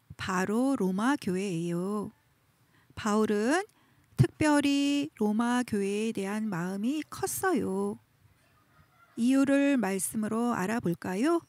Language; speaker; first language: Korean; native; Korean